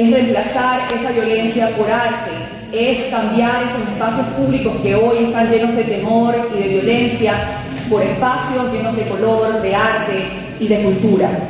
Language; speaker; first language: Spanish; native; Spanish